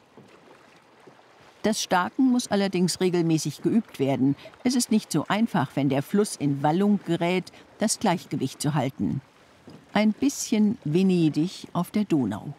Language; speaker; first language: German; native; German